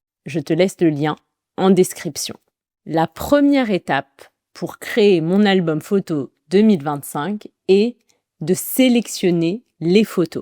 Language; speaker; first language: French; native; French